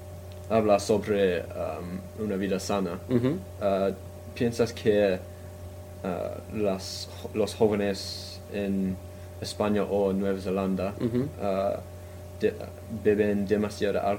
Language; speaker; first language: Spanish; non-native, fluent; English